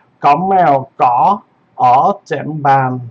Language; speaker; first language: Vietnamese; non-native, learner; Korean